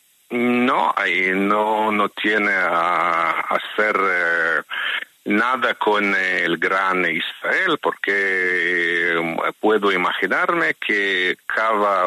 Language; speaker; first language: Spanish; non-native, fluent; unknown